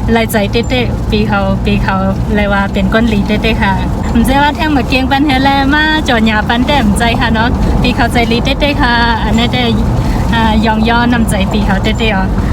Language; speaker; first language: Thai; non-native, local second language; Shan